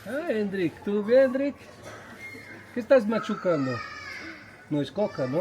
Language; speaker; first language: Spanish; non-native, learner; Portuguese